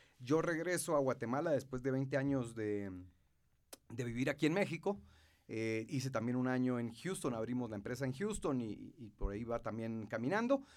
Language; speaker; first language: Spanish; native; Spanish